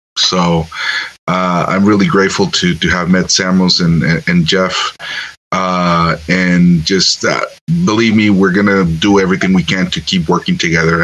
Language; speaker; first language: English; non-native, fluent; Spanish